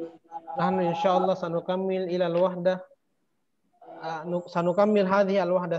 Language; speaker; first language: Arabic; non-native, fluent; Indonesian